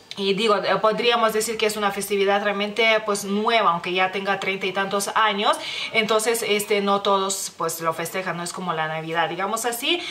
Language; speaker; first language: Spanish; non-native, fluent; Lithuanian